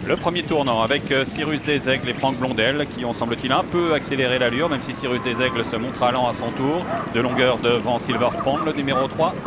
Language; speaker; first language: French; native; French